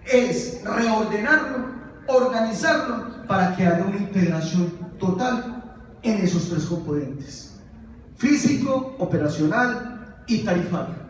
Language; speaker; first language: Spanish; native; Spanish